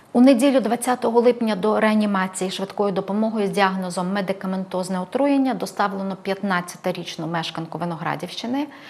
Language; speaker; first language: Ukrainian; native; Ukrainian